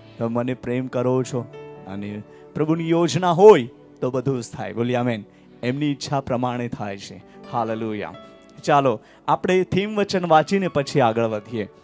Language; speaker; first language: Gujarati; non-native, local second language; Marathi